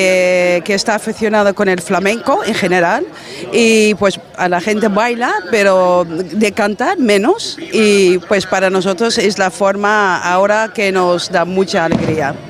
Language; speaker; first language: Spanish; non-native, fluent; Dutch